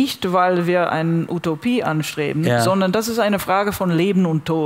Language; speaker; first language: German; non-native, fluent; English